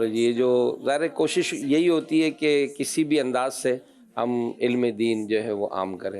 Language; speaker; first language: Urdu; native; Urdu